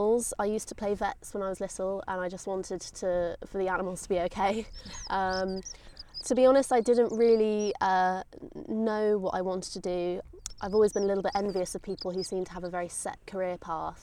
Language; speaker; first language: English; native; English